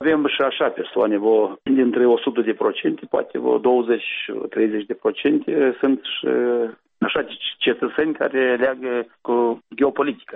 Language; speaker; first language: Romanian; non-native, local second language; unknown